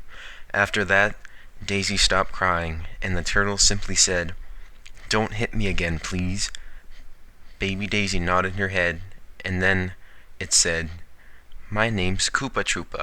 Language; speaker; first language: English; native; English